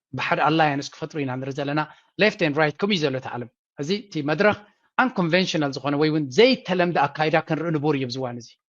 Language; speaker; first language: Tigrinya; native; Tigrinya